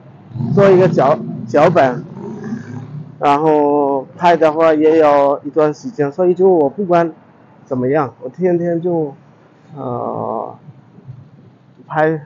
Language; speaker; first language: Chinese; non-native, fluent; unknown